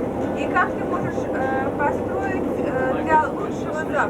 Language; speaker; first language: Russian; native; Russian